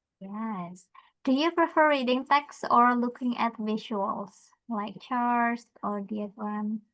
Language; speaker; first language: English; non-native, fluent; Indonesian